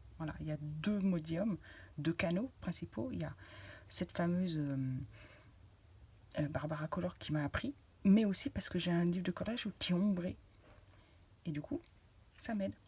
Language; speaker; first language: French; native; French